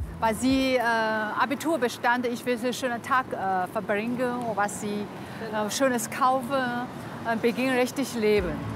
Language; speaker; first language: German; non-native, learner; Chinese